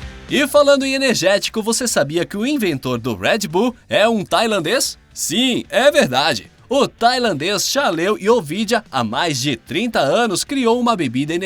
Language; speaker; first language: Portuguese; native; Portuguese